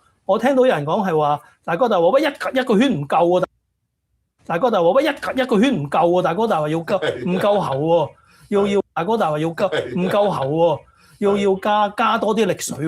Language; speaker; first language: Chinese; native; Chinese